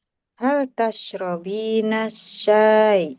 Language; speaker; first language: Arabic; non-native, learner; Indonesian